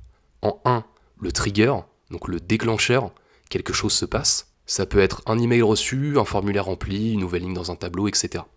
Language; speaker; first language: French; native; French